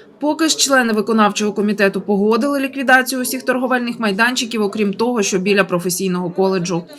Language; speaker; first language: Ukrainian; native; Ukrainian